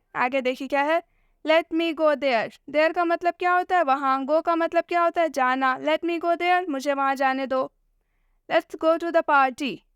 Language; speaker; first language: Hindi; native; Hindi